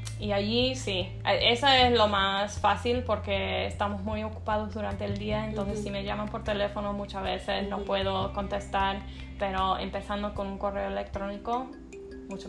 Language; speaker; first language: Spanish; non-native, fluent; English